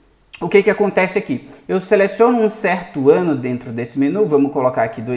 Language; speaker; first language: Portuguese; native; Portuguese